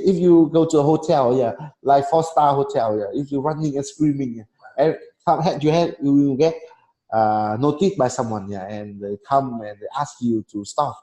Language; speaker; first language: English; non-native, learner; Vietnamese